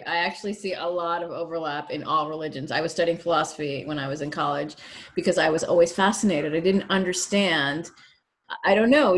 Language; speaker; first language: English; native; English